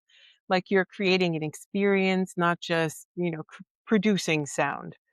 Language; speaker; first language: English; native; English